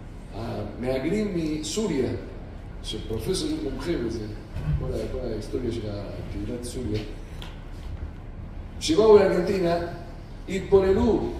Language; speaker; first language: Hebrew; non-native, fluent; Spanish